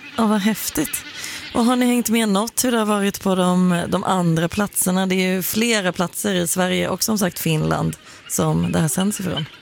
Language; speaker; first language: Swedish; native; Swedish